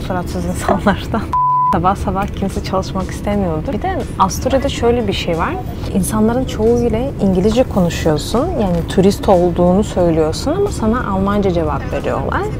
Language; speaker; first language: Turkish; non-native, fluent; Russian